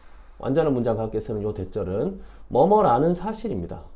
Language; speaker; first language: Korean; native; Korean